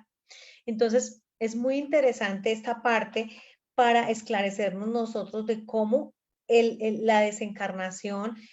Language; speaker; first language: Spanish; native; Spanish